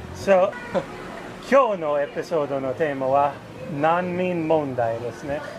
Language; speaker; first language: Japanese; non-native, fluent; English